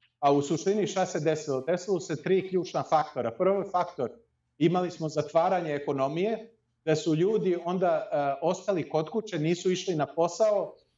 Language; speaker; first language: Serbian; early bilingual, heritage; Serbian